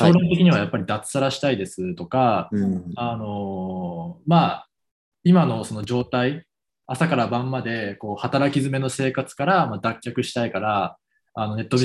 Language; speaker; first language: Japanese; native; Japanese